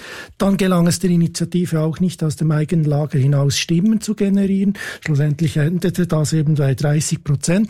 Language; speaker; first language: German; native; German